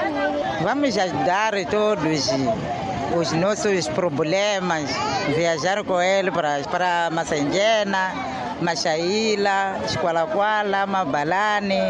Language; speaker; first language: Portuguese; non-native, local second language; Tsonga